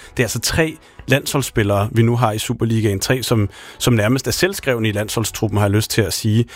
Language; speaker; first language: Danish; native; Danish